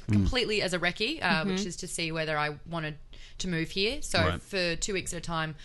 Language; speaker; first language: English; native; English